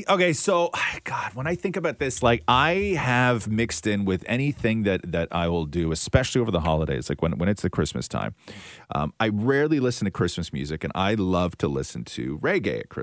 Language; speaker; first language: English; native; English